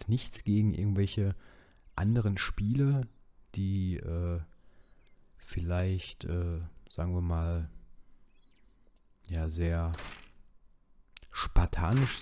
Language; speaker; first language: German; native; German